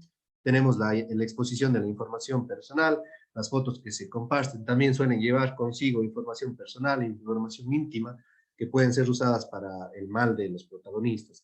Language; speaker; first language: Spanish; native; Spanish